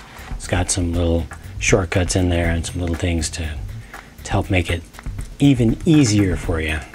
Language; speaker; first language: English; native; English